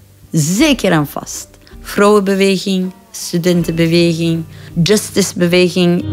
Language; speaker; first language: Dutch; non-native, fluent; Persian